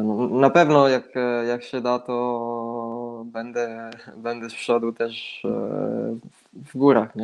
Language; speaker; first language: Polish; non-native, fluent; Italian